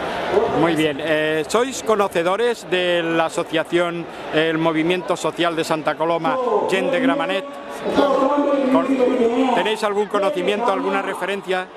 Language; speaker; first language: Spanish; native; Spanish